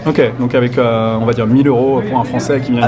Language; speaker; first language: French; native; French